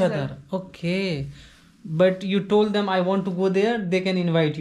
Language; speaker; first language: English; non-native, learner; Hindi